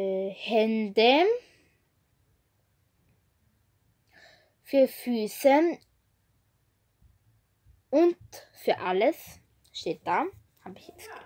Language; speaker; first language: German; non-native, learner; Bulgarian